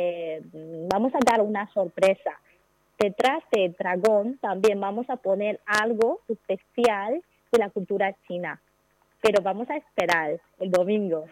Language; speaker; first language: Spanish; non-native, learner; Chinese